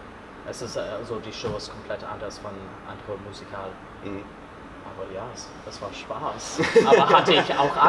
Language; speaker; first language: German; non-native, learner; English